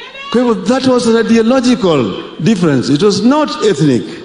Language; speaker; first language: English; non-native, local second language; Luo (Kenya and Tanzania)